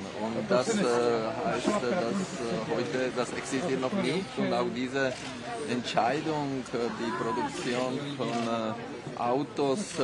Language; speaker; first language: German; non-native, fluent; Czech